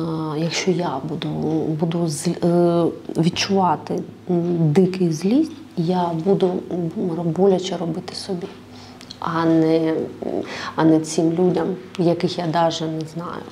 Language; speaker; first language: Ukrainian; non-native, local second language; Russian